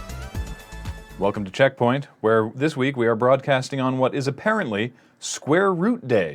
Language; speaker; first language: English; native; English